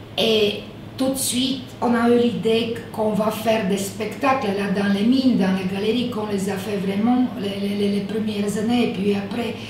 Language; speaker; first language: French; non-native, fluent; Bulgarian